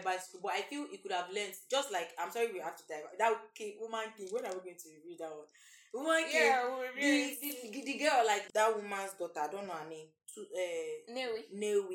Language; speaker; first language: English; non-native, local second language; Igbo